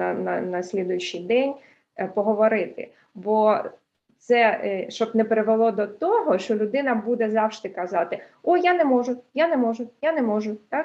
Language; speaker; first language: Ukrainian; early bilingual, heritage; Ukrainian